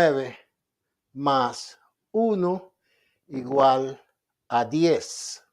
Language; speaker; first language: Spanish; native; Spanish